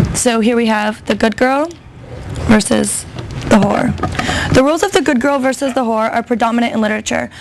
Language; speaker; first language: English; native; English